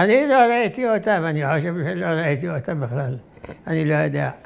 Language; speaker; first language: Hebrew; non-native, fluent; Arabic